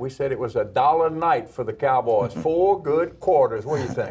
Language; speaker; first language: English; native; English